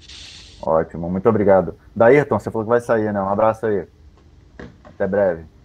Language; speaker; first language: Portuguese; native; Portuguese